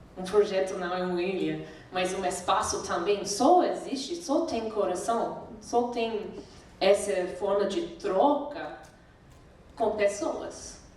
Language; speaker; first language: Portuguese; non-native, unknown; English